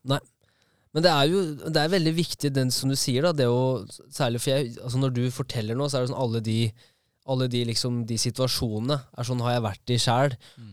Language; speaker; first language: Norwegian; native; Norwegian